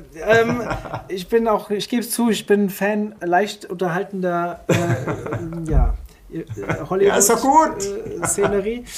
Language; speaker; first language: German; native; German